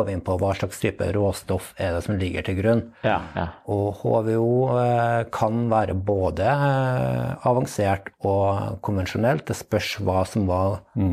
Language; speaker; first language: Norwegian; native; Norwegian